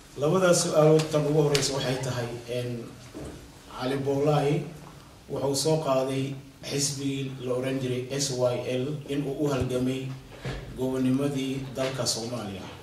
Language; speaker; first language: Somali; native; Somali